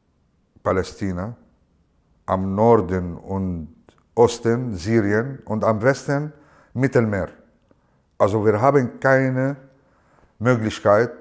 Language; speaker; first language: German; non-native, learner; Arabic